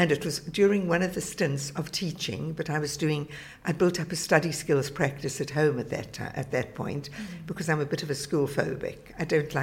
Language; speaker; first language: English; native; English